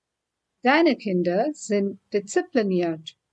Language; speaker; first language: German; non-native, fluent; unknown